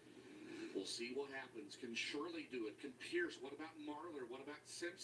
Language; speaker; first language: English; native; English